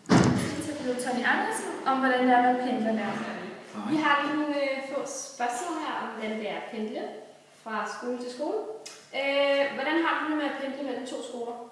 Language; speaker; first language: Danish; native; Danish